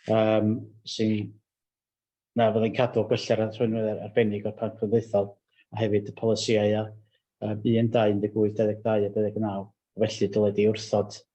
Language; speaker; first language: Welsh; native; Welsh